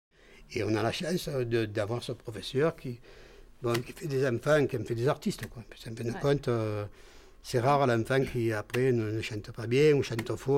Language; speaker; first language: French; native; French